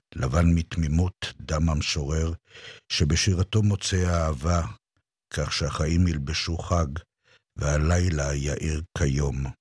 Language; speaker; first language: Hebrew; native; Hebrew